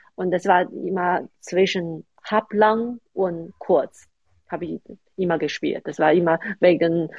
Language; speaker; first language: German; non-native, fluent; Chinese